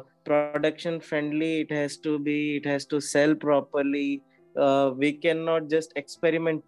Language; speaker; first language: English; non-native, local second language; Hindi